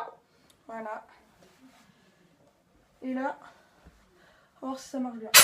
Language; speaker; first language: French; native; French